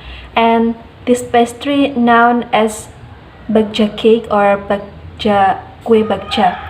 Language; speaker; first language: English; non-native, learner; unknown